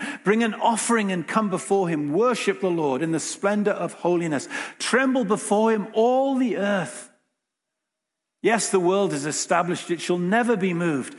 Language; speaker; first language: English; native; English